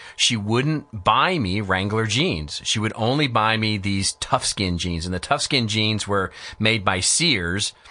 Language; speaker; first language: English; native; English